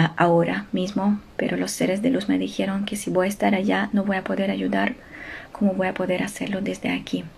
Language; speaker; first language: Spanish; non-native, fluent; Ukrainian